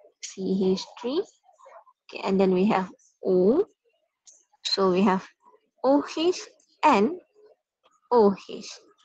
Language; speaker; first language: English; non-native, local second language; Malay